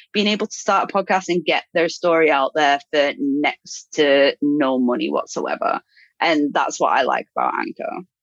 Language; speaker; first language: English; native; English